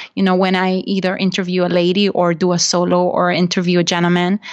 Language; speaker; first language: English; non-native, fluent; Spanish